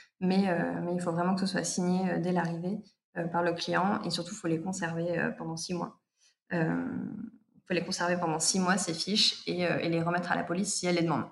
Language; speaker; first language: French; native; French